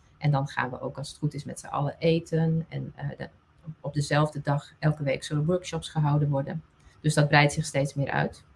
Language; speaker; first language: Dutch; non-native, local second language; Western Frisian